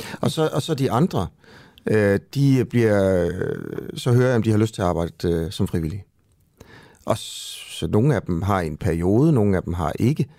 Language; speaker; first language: Danish; native; Danish